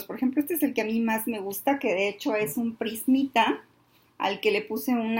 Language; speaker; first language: Spanish; native; Spanish